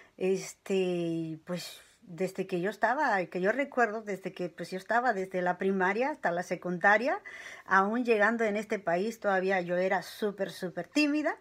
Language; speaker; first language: Spanish; non-native, local second language; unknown